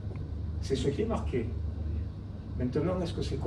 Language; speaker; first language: French; native; French